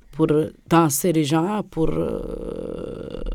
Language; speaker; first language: French; non-native, local second language; Arabic